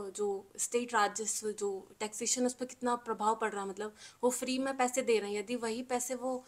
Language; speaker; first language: Hindi; native; Hindi